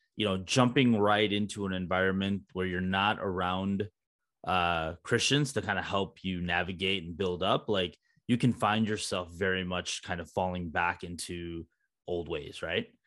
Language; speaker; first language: English; early bilingual, other home language; Hindi